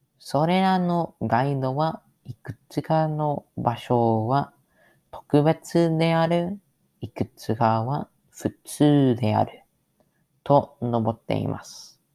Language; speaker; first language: Japanese; non-native, learner; English